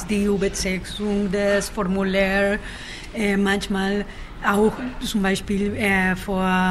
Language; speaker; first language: German; non-native, fluent; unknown